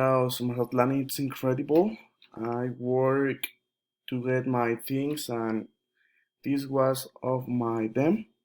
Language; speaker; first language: English; non-native, learner; Spanish